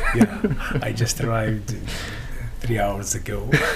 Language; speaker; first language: English; non-native, learner; Arabic